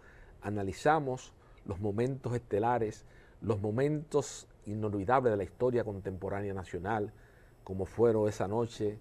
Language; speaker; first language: Spanish; native; Spanish